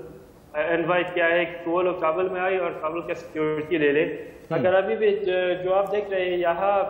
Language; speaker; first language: Hindi; non-native, learner; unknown